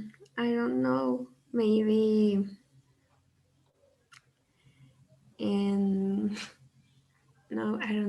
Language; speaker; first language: English; non-native, learner; Spanish